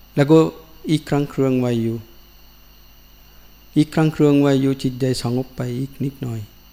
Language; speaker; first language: Thai; non-native, learner; Sinhala